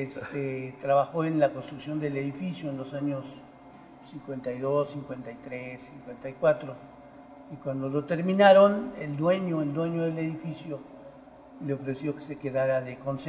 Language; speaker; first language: Spanish; native; Spanish